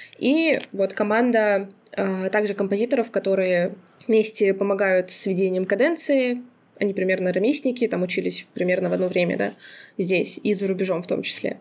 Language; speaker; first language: Russian; non-native, local second language; Azerbaijani